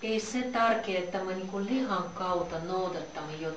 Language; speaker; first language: Finnish; non-native, learner; Russian